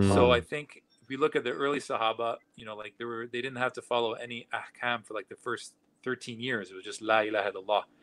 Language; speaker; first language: English; native; English